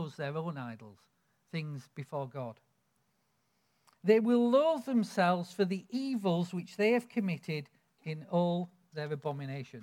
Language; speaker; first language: English; native; English